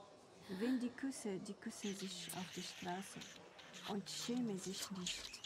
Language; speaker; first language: German; non-native, learner; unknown